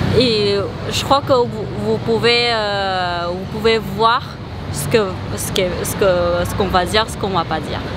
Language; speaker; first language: French; non-native, fluent; Thai